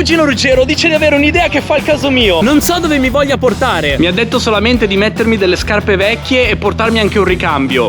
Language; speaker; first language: Italian; native; Italian